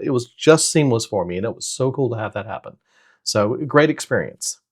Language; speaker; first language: English; native; English